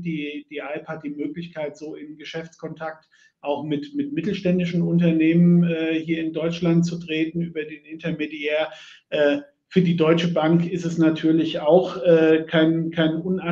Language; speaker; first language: German; native; German